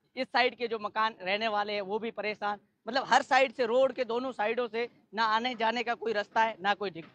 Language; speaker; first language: Hindi; native; Hindi